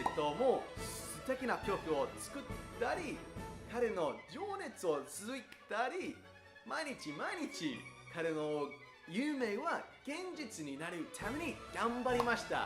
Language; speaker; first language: Japanese; non-native, fluent; English